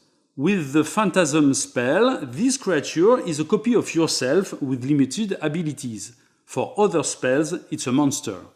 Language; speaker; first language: English; non-native, fluent; French